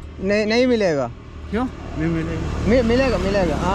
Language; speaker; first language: Hindi; non-native, learner; Malayalam